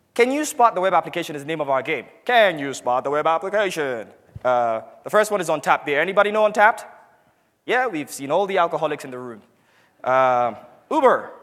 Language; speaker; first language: English; non-native, local second language; Hausa